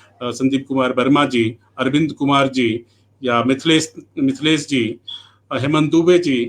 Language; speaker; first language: Hindi; native; Hindi